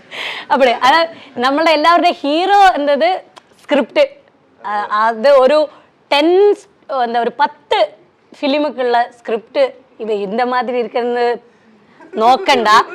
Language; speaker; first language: Tamil; non-native, learner; Malayalam